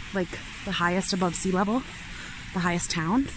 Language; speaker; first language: English; native; English